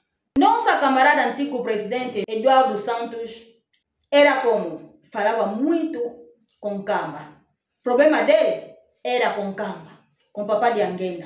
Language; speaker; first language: Portuguese; non-native, fluent; Lingala